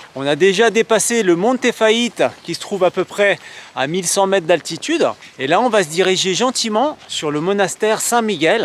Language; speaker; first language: French; native; French